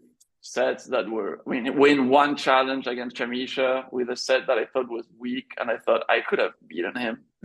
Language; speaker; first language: English; non-native, fluent; French